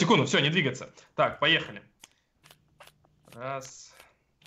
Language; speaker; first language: Russian; native; Russian